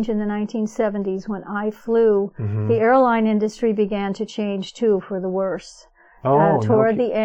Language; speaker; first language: English; native; English